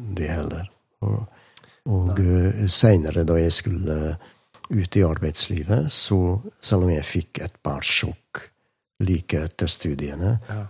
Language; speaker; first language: Norwegian; non-native, fluent; Hungarian